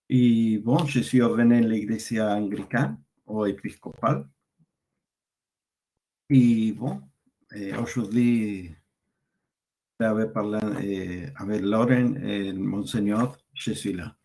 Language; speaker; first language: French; non-native, learner; Spanish